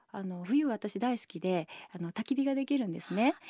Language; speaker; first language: Japanese; native; Japanese